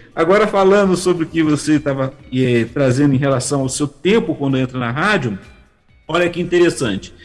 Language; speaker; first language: Portuguese; native; Portuguese